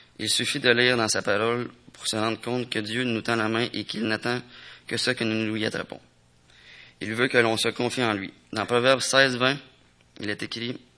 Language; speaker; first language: French; native; French